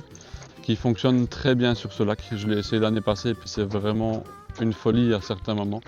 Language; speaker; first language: French; native; French